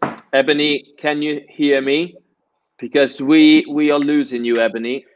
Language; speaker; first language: English; non-native, fluent; Italian